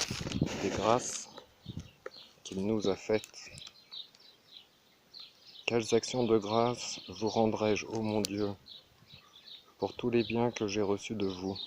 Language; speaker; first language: French; native; French